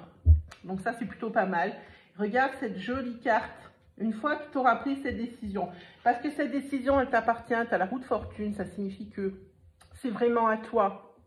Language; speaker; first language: French; native; French